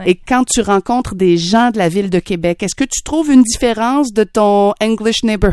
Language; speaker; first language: French; native; French